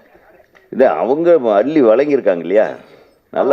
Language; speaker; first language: Tamil; native; Tamil